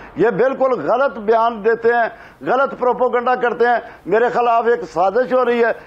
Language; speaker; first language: Urdu; non-native, local second language; Punjabi